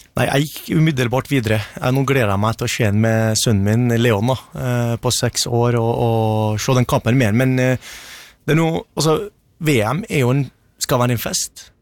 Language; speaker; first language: Norwegian; early bilingual, other home language; Arabic